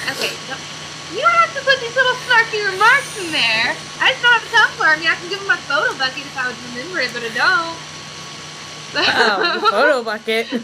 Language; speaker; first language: English; native; English